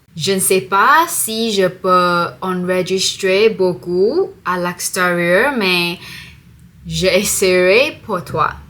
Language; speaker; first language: French; non-native, learner; English